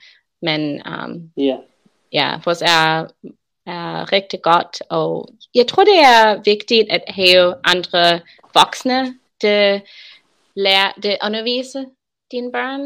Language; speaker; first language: Danish; non-native, learner; English